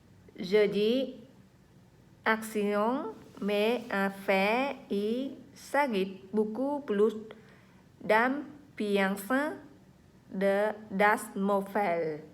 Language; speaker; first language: French; non-native, learner; Vietnamese